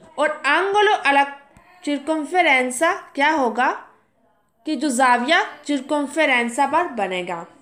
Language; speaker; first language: Urdu; native; Urdu